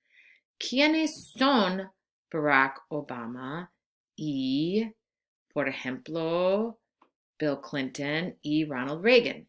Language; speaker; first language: Spanish; non-native, fluent; English